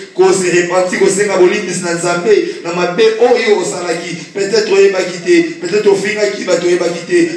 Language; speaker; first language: French; non-native, local second language; Lingala